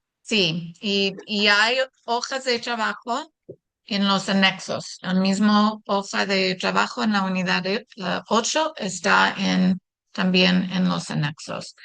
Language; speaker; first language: Spanish; non-native, fluent; English